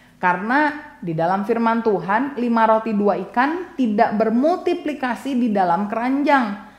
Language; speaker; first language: Indonesian; native; Indonesian